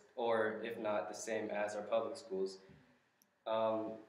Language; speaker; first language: English; native; English